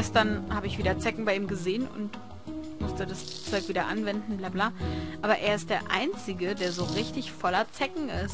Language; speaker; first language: German; native; German